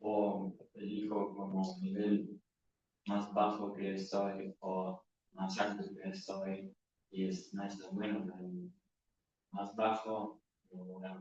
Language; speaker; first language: Spanish; non-native, learner; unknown